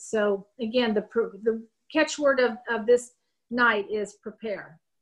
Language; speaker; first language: English; native; English